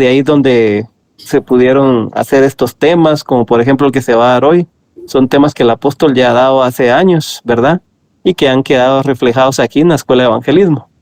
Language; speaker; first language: Spanish; native; Spanish